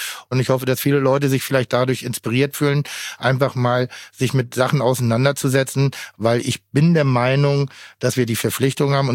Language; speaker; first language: German; native; German